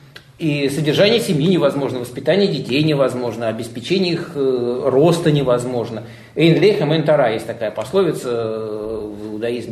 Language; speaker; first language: Russian; native; Russian